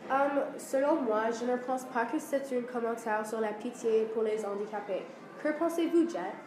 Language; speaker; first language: French; non-native, learner; English